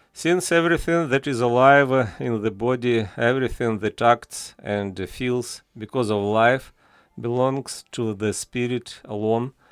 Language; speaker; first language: English; non-native, fluent; Ukrainian